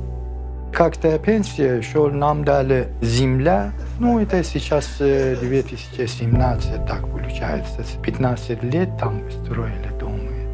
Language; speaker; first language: Russian; non-native, learner; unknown